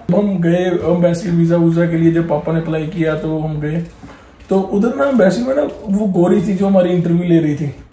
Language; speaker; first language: Hindi; non-native, local second language; Punjabi